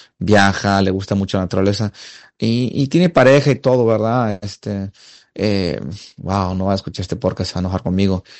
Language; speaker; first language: Spanish; native; Spanish